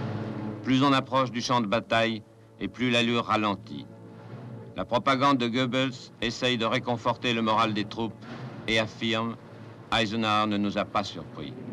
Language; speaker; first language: French; native; French